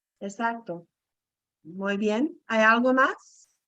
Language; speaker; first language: Spanish; non-native, fluent; English